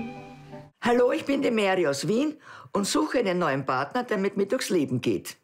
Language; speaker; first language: German; native; German